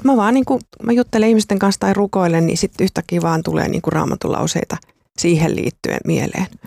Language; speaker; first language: Finnish; native; Finnish